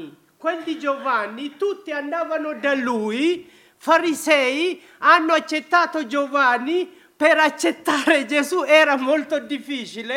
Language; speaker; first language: Italian; non-native, learner; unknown